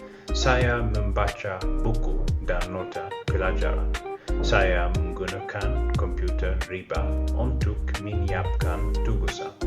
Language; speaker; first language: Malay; non-native, learner; Arabic